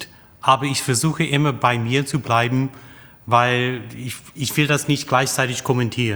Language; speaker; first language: German; non-native, fluent; English